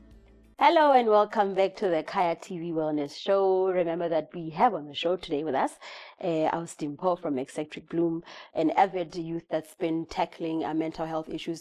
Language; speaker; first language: English; non-native, local second language; Southern Sotho